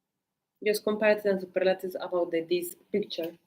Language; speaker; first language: English; non-native, learner; Spanish